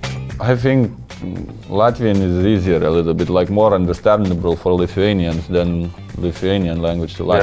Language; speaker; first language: English; non-native, fluent; Lithuanian